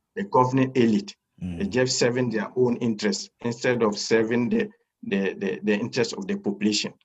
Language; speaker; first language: English; non-native, fluent; French